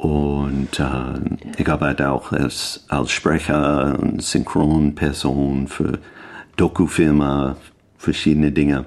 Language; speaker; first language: German; non-native, learner; English